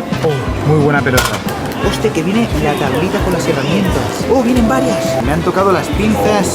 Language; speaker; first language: Spanish; native; Spanish